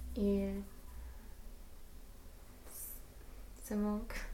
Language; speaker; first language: French; non-native, learner; English